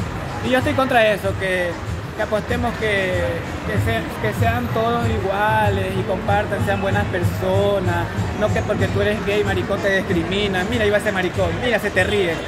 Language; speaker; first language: Spanish; native; Spanish